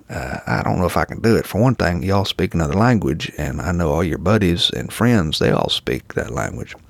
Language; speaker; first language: English; native; English